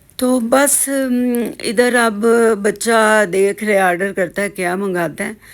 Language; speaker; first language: Urdu; non-native, local second language; Punjabi